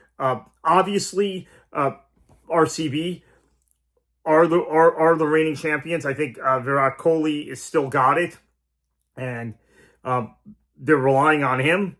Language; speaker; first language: English; native; English